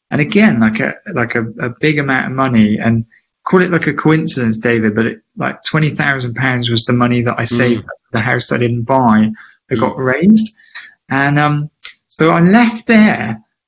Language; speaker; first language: English; native; English